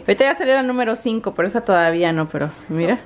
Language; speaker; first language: Spanish; native; Spanish